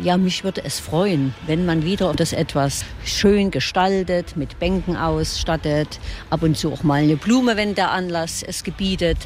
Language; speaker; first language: German; native; German